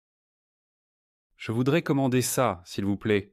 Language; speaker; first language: French; native; French